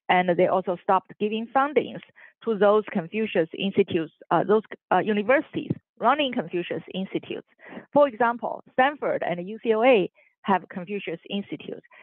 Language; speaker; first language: English; non-native, fluent; Chinese